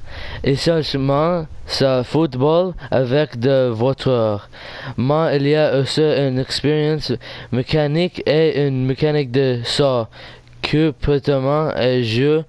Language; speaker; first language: French; non-native, learner; English